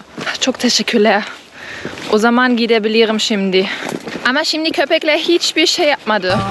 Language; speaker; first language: Turkish; non-native, learner; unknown